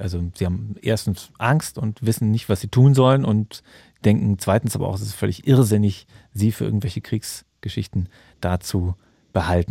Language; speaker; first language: German; native; German